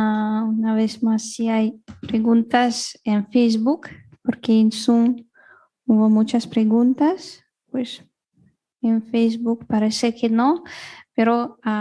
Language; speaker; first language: Spanish; non-native, fluent; Russian